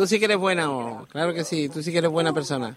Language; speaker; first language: Spanish; native; Spanish